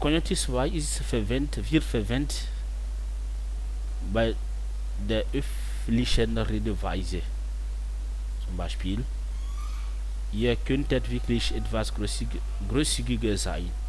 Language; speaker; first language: German; non-native, fluent; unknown